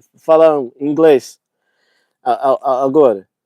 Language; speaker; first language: Portuguese; non-native, learner; English